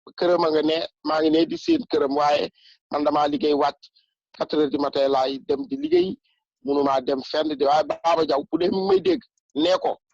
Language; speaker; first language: Wolof; non-native, local second language; Bambara